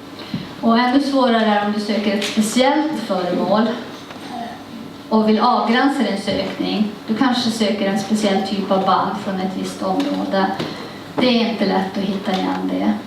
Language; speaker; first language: Swedish; native; Swedish